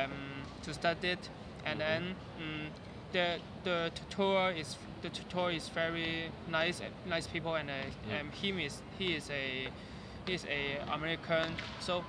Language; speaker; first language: English; non-native, learner; Cantonese